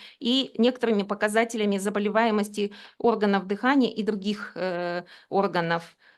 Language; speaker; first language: Russian; native; Russian